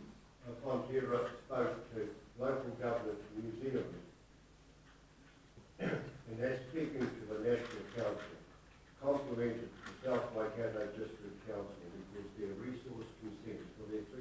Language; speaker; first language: English; native; English